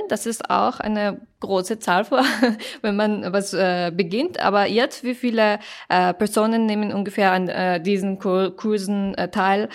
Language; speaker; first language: German; non-native, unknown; Persian